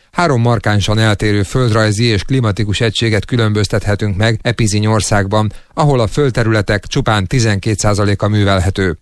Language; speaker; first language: Hungarian; native; Hungarian